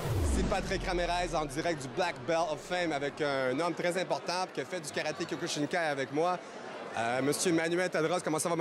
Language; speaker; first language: French; native; French